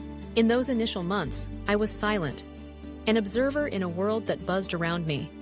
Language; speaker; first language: English; early bilingual, other home language; Russian